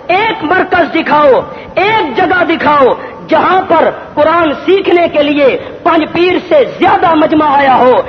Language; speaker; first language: Urdu; non-native, local second language; Punjabi